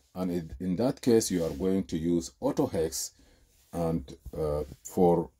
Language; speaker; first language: English; non-native, fluent; Arabic